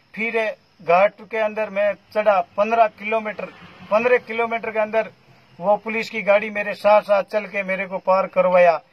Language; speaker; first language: Hindi; native; Hindi